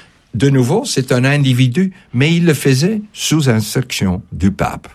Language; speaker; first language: French; non-native, fluent; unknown